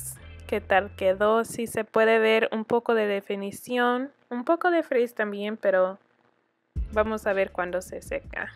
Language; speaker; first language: Spanish; early bilingual, heritage; Spanish